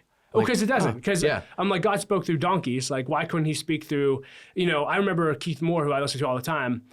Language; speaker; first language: English; native; English